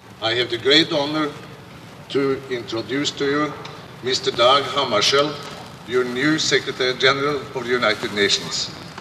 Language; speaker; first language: English; non-native, fluent; Norwegian